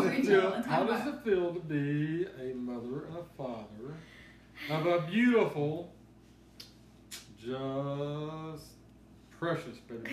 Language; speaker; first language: English; native; English